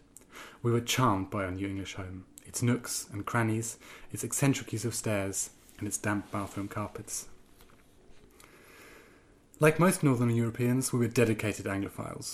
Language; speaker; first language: English; non-native, fluent; German